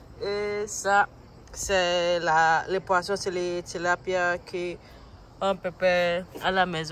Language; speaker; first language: French; non-native, learner; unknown